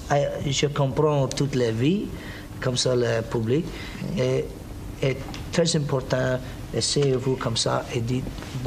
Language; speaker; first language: French; non-native, learner; English